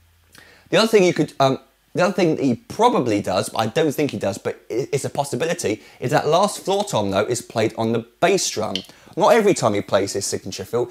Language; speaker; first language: English; native; English